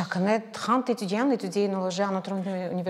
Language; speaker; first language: French; non-native, learner; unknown